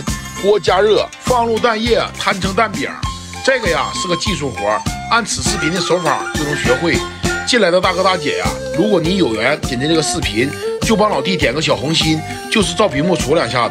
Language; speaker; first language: Chinese; native; Chinese